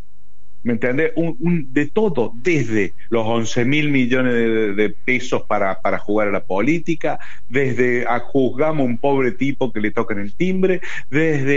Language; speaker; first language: Spanish; native; Spanish